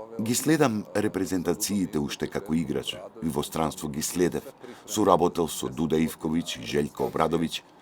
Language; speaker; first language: Macedonian; native; Macedonian